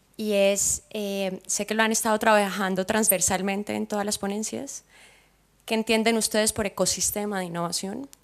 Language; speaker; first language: Spanish; native; Spanish